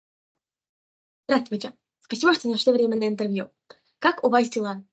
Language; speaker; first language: Russian; native; Russian